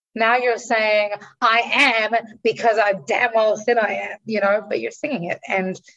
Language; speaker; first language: English; native; English